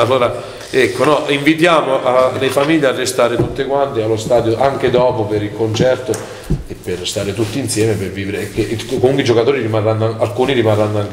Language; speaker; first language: Italian; native; Italian